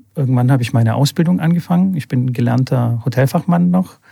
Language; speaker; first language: German; early bilingual, other home language; Bulgarian